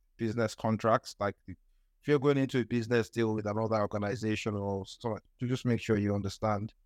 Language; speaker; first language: English; non-native, local second language; Yoruba